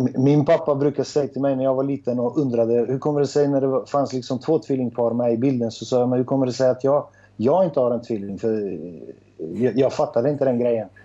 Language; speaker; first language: Swedish; early bilingual, other home language; Albanian